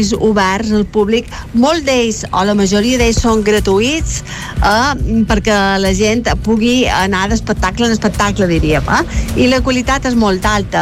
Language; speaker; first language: Catalan; native; Catalan